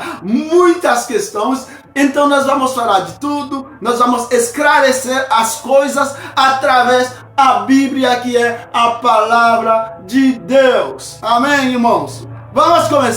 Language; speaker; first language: Portuguese; non-native, fluent; Haitian Creole